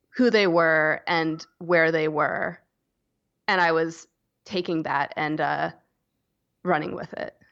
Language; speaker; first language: English; native; English